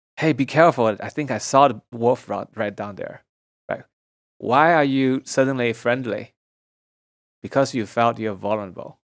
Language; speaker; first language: English; non-native, fluent; Chinese